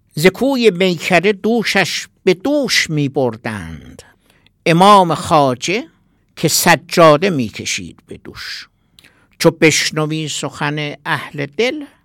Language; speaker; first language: Persian; non-native, local second language; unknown